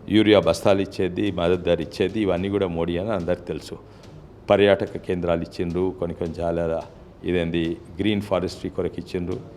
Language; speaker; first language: Telugu; native; Telugu